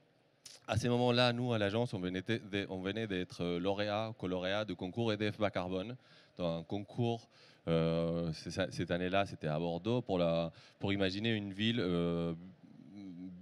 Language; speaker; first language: French; native; French